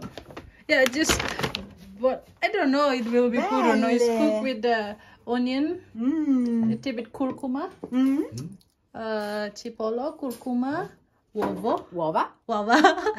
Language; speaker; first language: English; non-native, local second language; Bodo